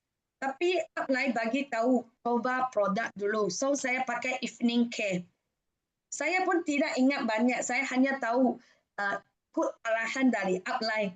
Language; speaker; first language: Indonesian; non-native, fluent; Malay